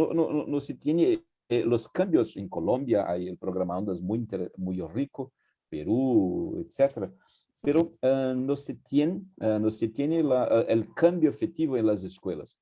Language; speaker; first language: Spanish; non-native, fluent; Portuguese